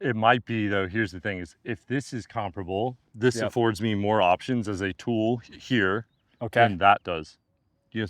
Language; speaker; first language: English; native; English